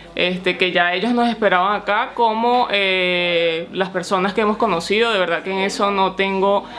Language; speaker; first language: Spanish; native; Spanish